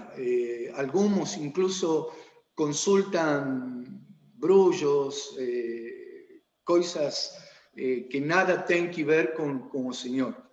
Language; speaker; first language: Portuguese; non-native, learner; Spanish